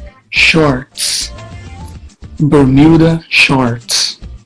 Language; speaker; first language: English; non-native, fluent; Portuguese